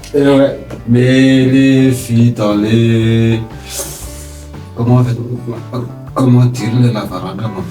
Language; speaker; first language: French; non-native, local second language; Malagasy